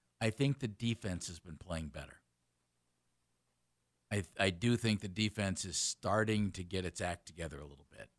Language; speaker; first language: English; native; English